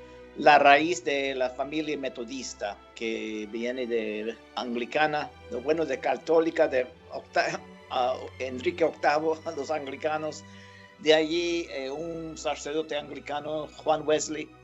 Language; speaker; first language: Spanish; non-native, fluent; English